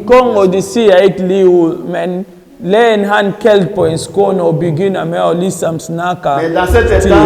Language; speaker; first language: Danish; non-native, learner; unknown